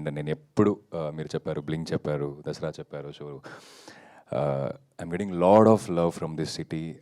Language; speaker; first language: Telugu; non-native, fluent; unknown